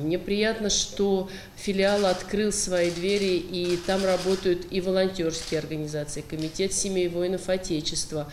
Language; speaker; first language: Russian; native; Russian